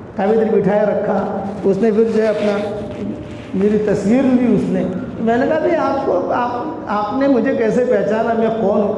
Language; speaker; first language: Urdu; non-native, local second language; Gujarati